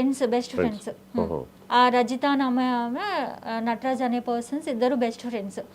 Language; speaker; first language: Telugu; native; Telugu